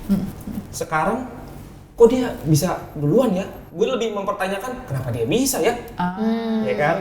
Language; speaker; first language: Indonesian; native; Indonesian